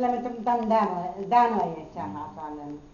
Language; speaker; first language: Hebrew; non-native, learner; Arabic